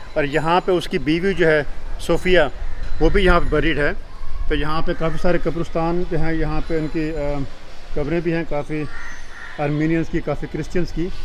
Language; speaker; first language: Urdu; non-native, local second language; Punjabi